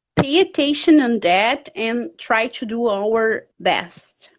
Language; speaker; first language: English; non-native, fluent; Portuguese